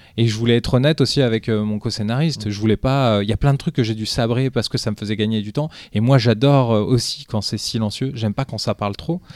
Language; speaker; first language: French; early bilingual, other home language; Portuguese